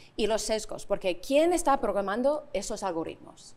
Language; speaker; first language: Spanish; non-native, fluent; English